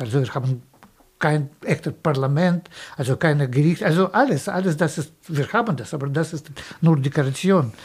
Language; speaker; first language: German; non-native, fluent; Russian